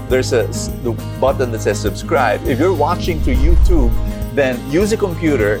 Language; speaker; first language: English; non-native, local second language; Filipino